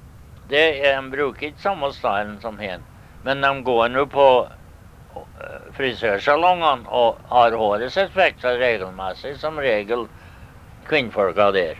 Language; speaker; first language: Norwegian; early bilingual, heritage; Norwegian